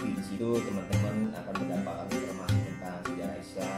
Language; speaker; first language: Indonesian; native; Indonesian